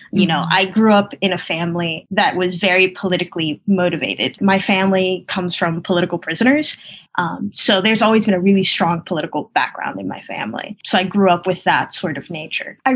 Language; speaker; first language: English; early bilingual, other home language; Spanish